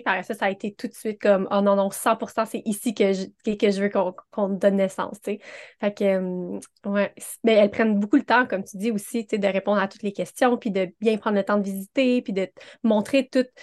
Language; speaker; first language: French; native; French